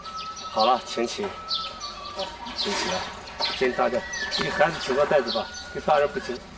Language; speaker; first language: Chinese; native; Chinese